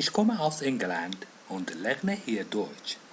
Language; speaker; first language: German; non-native, fluent; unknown